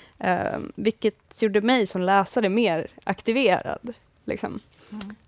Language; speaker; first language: Swedish; native; Swedish